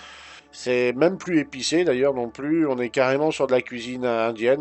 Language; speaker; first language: French; native; French